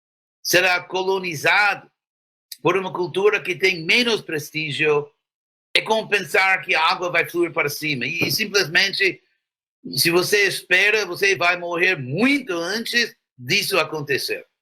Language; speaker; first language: Portuguese; non-native, fluent; English